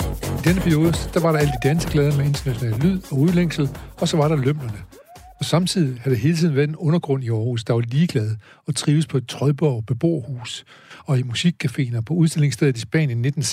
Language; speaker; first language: Danish; native; Danish